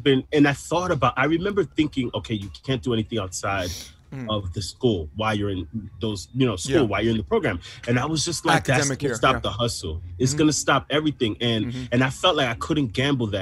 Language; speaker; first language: English; early bilingual, other home language; Spanish